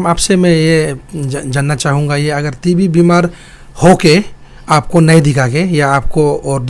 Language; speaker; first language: Hindi; non-native, local second language; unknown